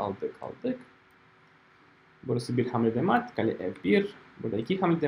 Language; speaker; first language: Turkish; non-native, fluent; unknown